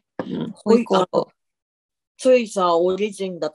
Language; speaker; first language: Japanese; native; Japanese